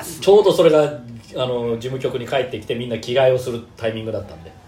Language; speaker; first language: Japanese; native; Japanese